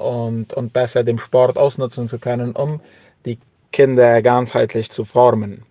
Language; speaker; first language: German; early bilingual, heritage; German